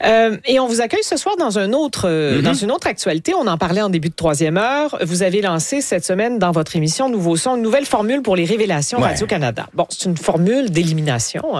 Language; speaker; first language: French; native; French